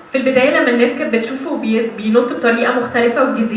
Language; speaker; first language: Arabic; native; Arabic